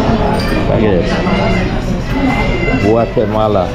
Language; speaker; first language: English; native; English